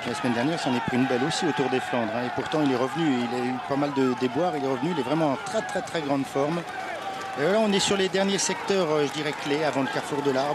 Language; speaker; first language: French; native; French